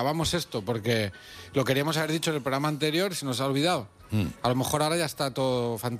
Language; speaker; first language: Spanish; native; Spanish